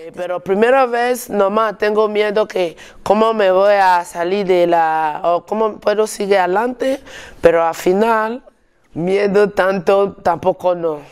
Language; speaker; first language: Spanish; non-native, learner; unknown